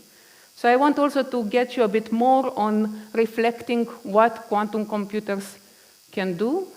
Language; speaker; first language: English; non-native, fluent; Romanian